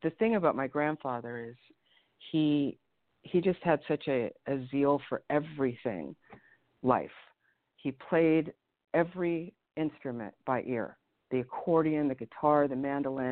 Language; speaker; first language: English; native; English